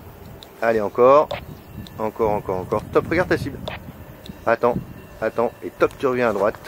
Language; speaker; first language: French; native; French